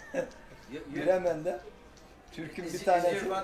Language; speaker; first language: Turkish; native; Turkish